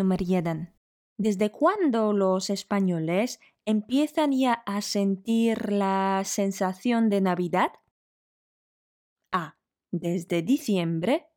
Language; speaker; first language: Spanish; non-native, fluent; Polish